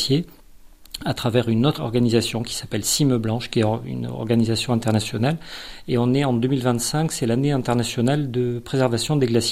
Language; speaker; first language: French; native; French